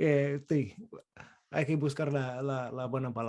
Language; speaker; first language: Spanish; non-native, fluent; English